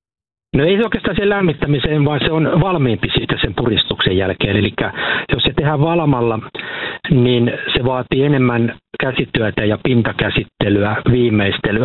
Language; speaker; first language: Finnish; native; Finnish